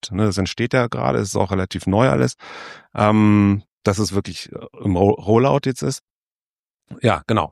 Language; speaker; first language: German; native; German